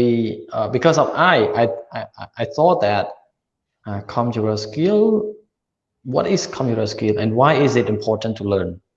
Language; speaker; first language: English; non-native, learner; Khmer